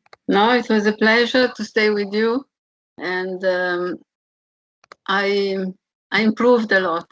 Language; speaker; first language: English; non-native, learner; Italian